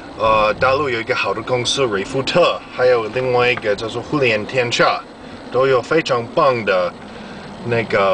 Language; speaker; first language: Chinese; non-native, fluent; English